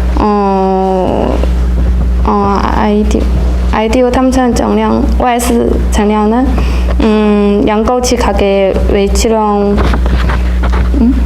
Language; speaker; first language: Korean; non-native, learner; Chinese